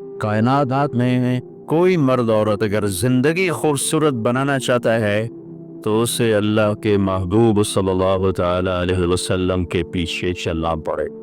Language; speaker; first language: Urdu; non-native, local second language; Punjabi